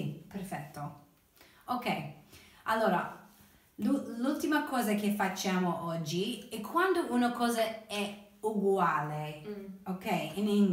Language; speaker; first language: Italian; non-native, fluent; English